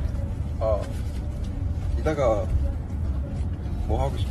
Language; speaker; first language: Korean; non-native, learner; Chinese